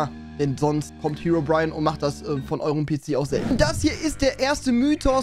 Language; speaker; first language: German; native; German